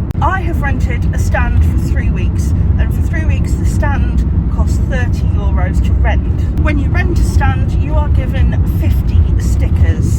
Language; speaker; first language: English; native; English